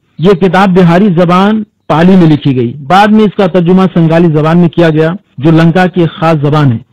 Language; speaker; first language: Urdu; native; Urdu